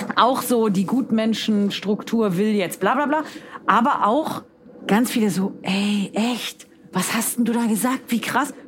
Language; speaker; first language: German; native; German